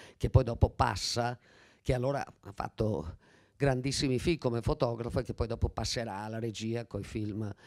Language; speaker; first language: Italian; native; Italian